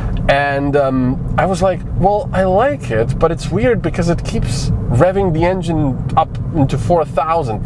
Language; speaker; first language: English; non-native, fluent; Slovenian